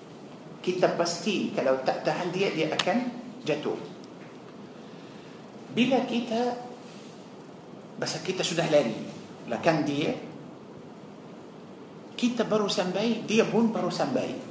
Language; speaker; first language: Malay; non-native, fluent; Arabic